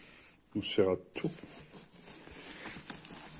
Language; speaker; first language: French; native; French